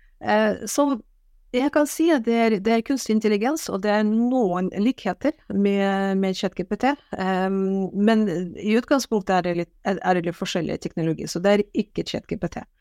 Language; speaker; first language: Norwegian; non-native, fluent; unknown